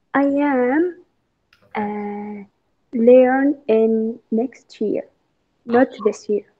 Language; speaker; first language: English; non-native, fluent; Arabic